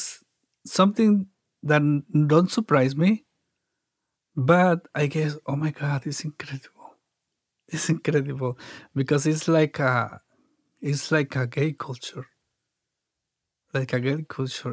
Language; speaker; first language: English; non-native, learner; Spanish